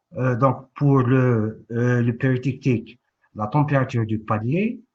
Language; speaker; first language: French; non-native, local second language; Arabic